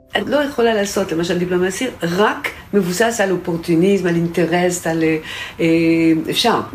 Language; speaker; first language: Hebrew; non-native, fluent; French